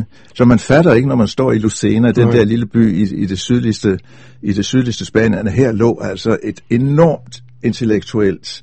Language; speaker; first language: Danish; native; Danish